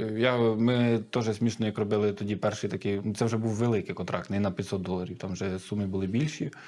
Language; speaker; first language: Ukrainian; native; Ukrainian